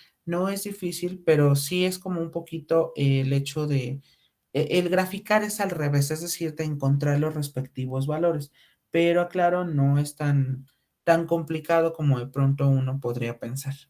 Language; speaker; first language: Spanish; native; Spanish